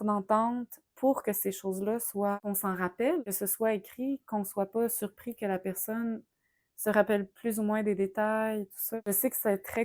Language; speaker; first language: French; native; French